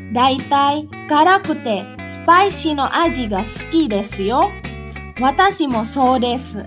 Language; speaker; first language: Japanese; non-native, fluent; Indonesian